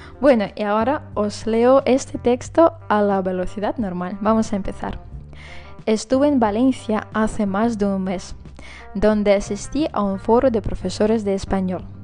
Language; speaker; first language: Spanish; non-native, fluent; Russian